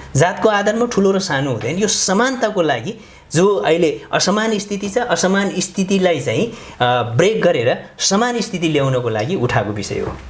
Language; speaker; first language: Nepali; non-native, local second language; Eastern Tamang